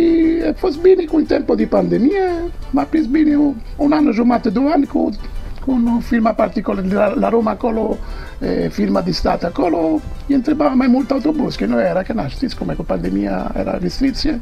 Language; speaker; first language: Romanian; non-native, learner; Italian